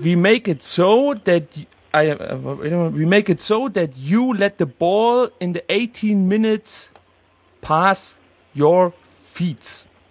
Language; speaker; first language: English; non-native, learner; German